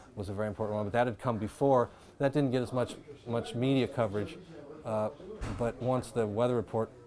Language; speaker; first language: English; native; English